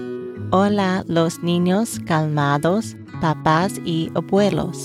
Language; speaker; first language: Spanish; non-native, learner; English